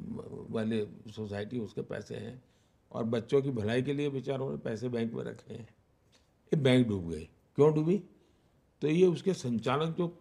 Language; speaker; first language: Hindi; non-native, local second language; Gujarati